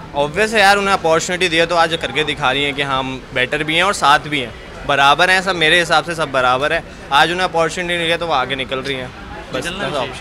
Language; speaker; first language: Hindi; native; Hindi